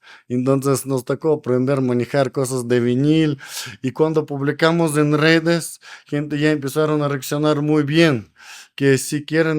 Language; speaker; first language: Spanish; non-native, learner; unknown